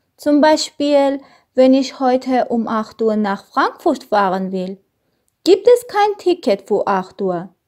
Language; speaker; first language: German; non-native, learner; Armenian